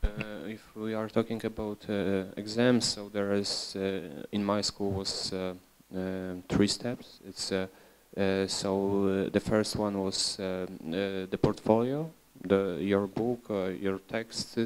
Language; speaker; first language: English; non-native, learner; Polish